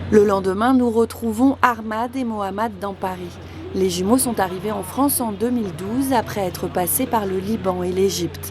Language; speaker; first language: French; native; French